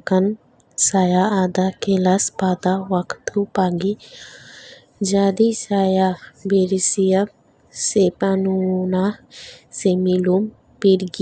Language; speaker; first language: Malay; non-native, learner; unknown